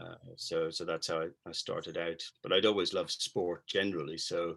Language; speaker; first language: English; native; English